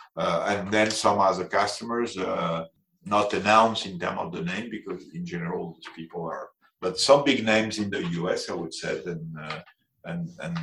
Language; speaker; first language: English; non-native, fluent; French